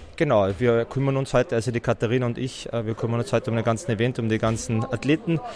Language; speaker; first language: German; native; German